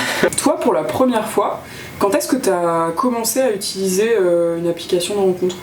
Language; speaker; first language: French; native; French